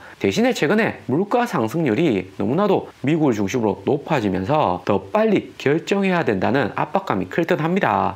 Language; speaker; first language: Korean; native; Korean